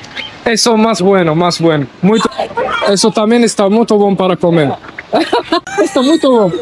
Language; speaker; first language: Spanish; non-native, learner; Arabic